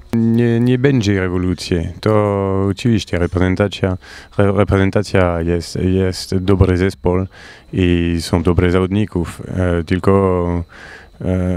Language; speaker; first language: Polish; non-native, learner; French